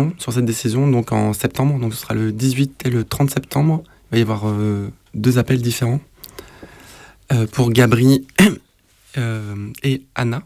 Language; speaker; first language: French; native; French